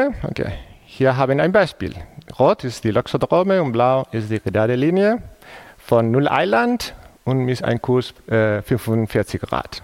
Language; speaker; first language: German; non-native, fluent; Spanish